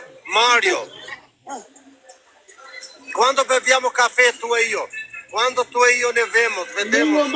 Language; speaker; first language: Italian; non-native, learner; Albanian